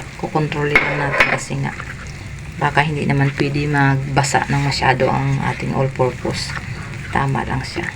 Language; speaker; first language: Filipino; non-native, local second language; Hiligaynon